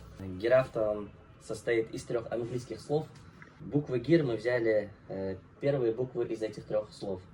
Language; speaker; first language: Russian; non-native, local second language; Uzbek